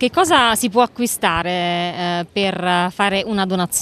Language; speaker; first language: Italian; native; Italian